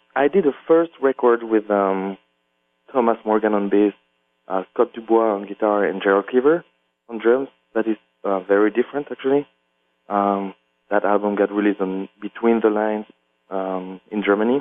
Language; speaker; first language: English; non-native, fluent; French